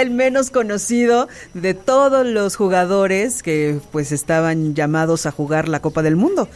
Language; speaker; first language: Spanish; native; Spanish